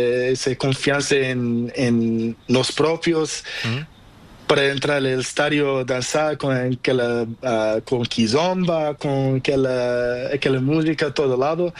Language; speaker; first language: Spanish; non-native, learner; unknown